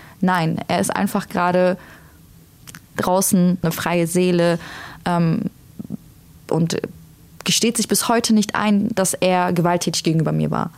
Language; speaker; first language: German; early bilingual, other home language; Turkish